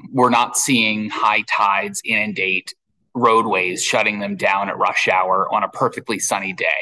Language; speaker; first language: English; native; English